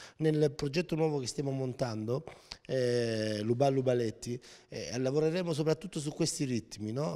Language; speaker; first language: Italian; native; Italian